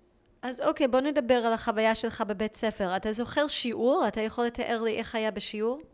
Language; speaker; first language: Hebrew; native; Hebrew